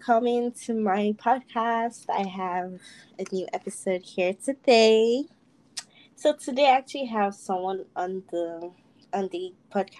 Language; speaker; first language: English; non-native, local second language; Yoruba